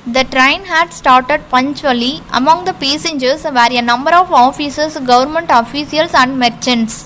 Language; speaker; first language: English; non-native, local second language; Tamil